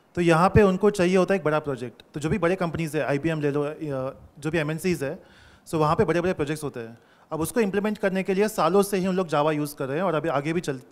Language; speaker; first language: Hindi; non-native, local second language; Telugu